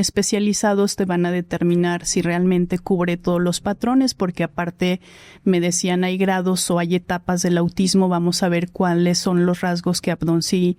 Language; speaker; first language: Spanish; native; Spanish